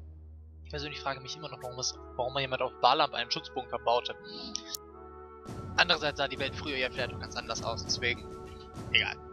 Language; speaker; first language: German; native; German